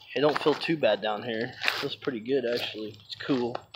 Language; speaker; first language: English; native; English